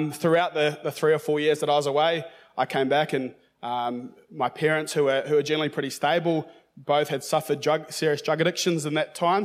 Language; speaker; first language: English; native; English